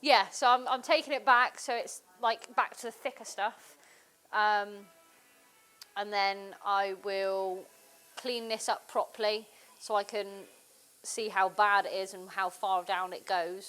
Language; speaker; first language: English; native; English